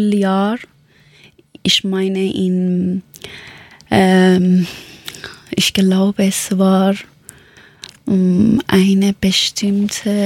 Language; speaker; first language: German; non-native, learner; Persian